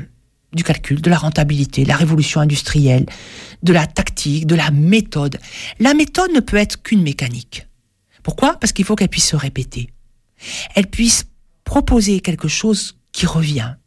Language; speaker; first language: French; native; French